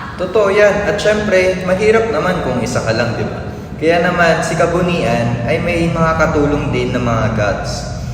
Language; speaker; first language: Filipino; native; Filipino